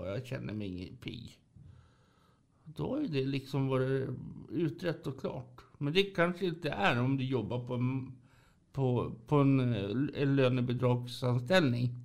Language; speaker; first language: Swedish; native; Swedish